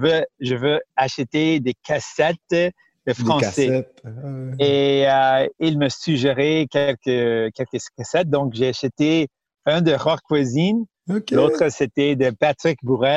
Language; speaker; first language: French; non-native, local second language; Punjabi